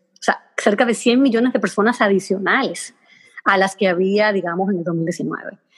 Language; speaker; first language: Spanish; native; Spanish